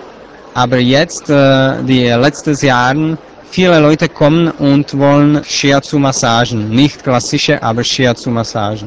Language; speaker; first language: German; non-native, learner; Czech